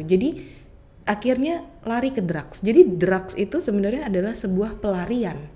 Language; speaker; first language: Indonesian; native; Indonesian